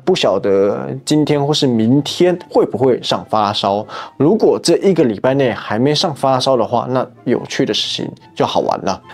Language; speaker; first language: Chinese; native; Chinese